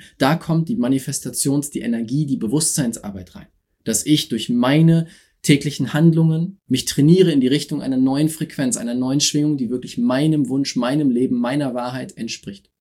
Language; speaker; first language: German; native; German